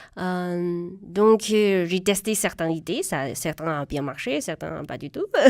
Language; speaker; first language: French; non-native, fluent; Chinese